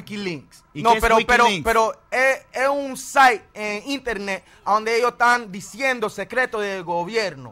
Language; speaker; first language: Spanish; early bilingual, heritage; Spanish